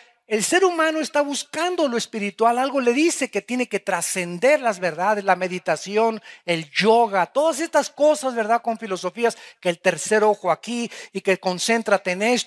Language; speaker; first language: Spanish; native; Spanish